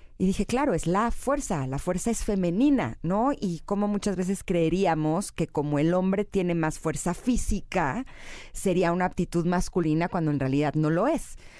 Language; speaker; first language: Spanish; native; Spanish